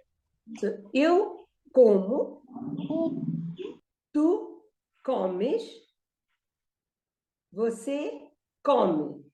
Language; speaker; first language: Portuguese; non-native, fluent; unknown